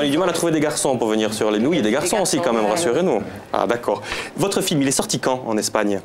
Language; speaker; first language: French; native; French